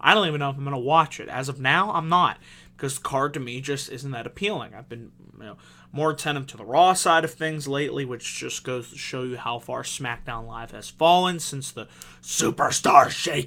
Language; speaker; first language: English; native; English